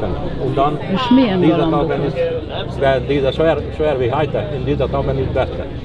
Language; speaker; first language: German; non-native, learner; Hungarian